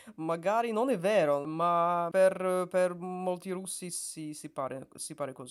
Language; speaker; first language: Italian; non-native, learner; Russian